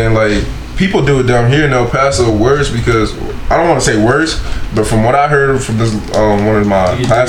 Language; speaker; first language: English; non-native, local second language; Esan